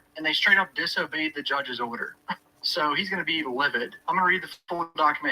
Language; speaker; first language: English; native; English